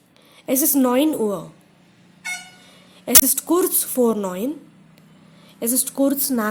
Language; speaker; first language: German; non-native, fluent; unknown